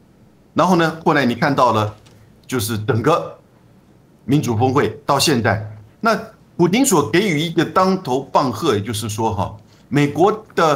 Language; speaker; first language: Chinese; native; Chinese